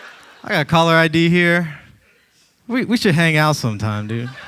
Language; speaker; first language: English; native; English